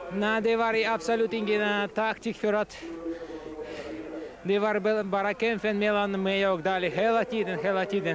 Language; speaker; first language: Swedish; non-native, learner; Russian